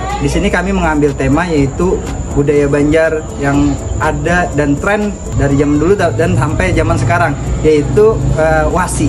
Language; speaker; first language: Indonesian; non-native, local second language; Banjar